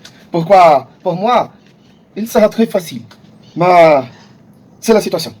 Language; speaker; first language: French; non-native, learner; Portuguese